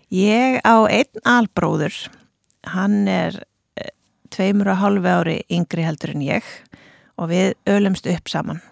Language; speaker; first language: Icelandic; native; Icelandic